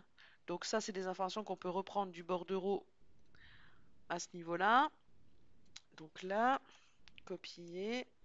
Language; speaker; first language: French; native; French